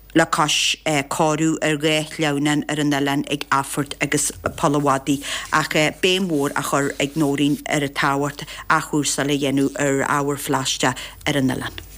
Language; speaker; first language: Irish; native; Irish